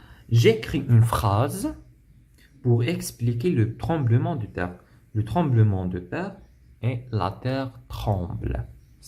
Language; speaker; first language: French; non-native, local second language; Arabic